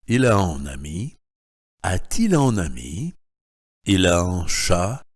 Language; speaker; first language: French; non-native, fluent; Russian